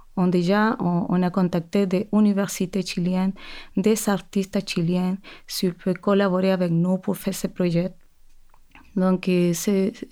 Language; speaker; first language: French; non-native, fluent; Spanish